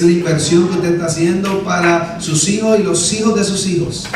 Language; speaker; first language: Spanish; native; Spanish